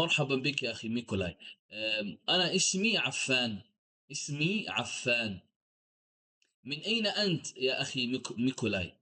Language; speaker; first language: Arabic; non-native, fluent; English